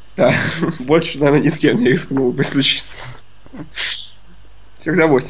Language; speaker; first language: Russian; native; Russian